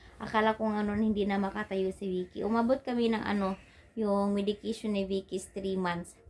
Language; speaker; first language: Filipino; non-native, local second language; Cebuano